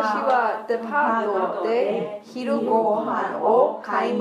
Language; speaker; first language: Japanese; non-native, learner; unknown